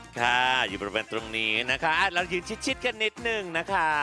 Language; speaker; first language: Thai; native; Thai